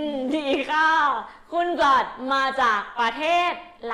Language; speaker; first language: Thai; native; Thai